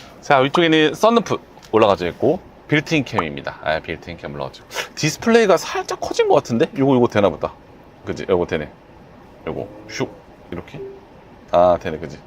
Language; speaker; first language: Korean; native; Korean